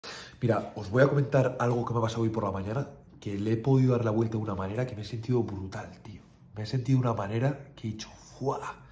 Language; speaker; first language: Spanish; native; Spanish